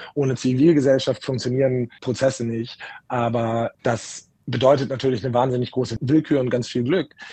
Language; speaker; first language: German; native; German